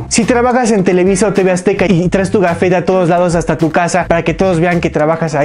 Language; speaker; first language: Spanish; native; Spanish